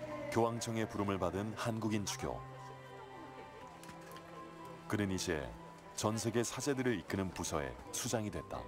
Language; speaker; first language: Korean; native; Korean